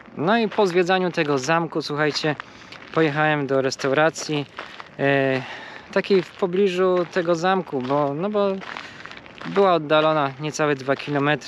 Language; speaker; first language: Polish; native; Polish